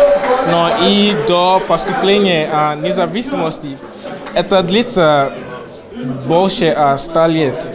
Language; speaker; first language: Russian; non-native, fluent; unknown